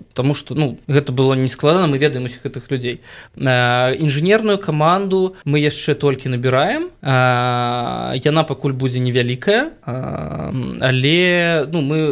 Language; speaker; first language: Belarusian; non-native, local second language; Russian